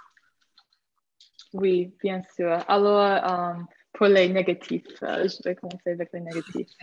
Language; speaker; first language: French; non-native, fluent; English